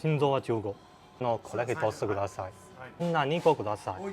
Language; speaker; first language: Japanese; non-native, learner; Chinese